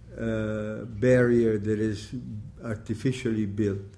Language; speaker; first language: English; non-native, fluent; Italian